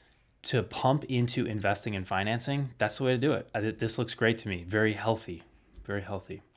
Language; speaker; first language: English; native; English